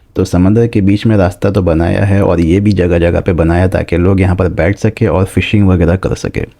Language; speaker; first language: Hindi; native; Hindi